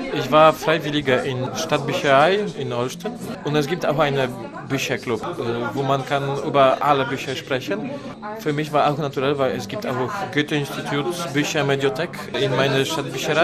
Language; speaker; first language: German; non-native, learner; Polish